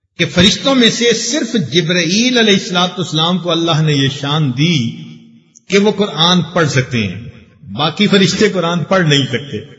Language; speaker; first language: Urdu; non-native, local second language; Punjabi